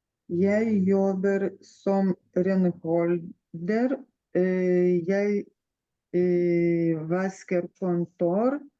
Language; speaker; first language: Norwegian; non-native, learner; Lithuanian